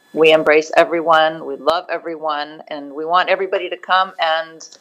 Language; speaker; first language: English; early bilingual, other home language; Arabic